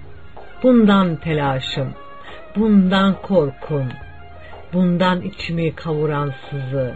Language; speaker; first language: Turkish; native; Turkish